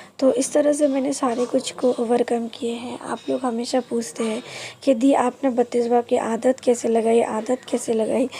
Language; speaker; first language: Hindi; non-native, local second language; Bangla